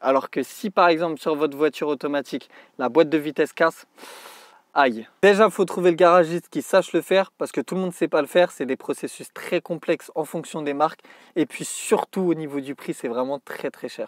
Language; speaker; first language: French; native; French